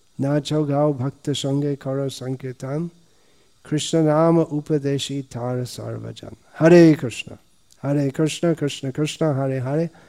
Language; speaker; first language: Hindi; non-native, fluent; English